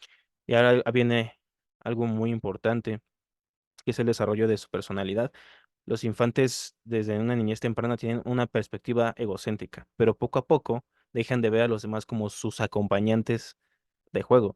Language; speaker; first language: Spanish; native; Spanish